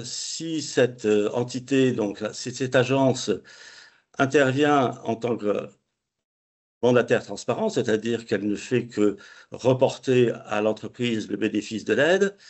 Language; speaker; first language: French; native; French